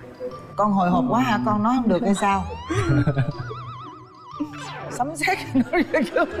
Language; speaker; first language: Vietnamese; native; Vietnamese